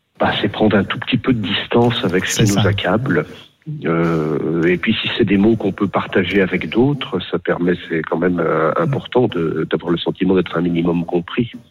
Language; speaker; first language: French; native; French